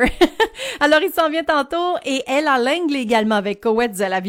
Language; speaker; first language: French; native; French